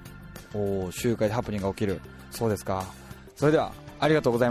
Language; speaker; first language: Japanese; native; Japanese